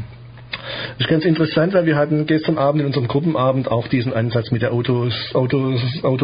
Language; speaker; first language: German; native; German